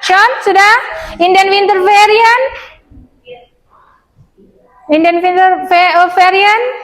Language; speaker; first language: German; non-native, learner; Indonesian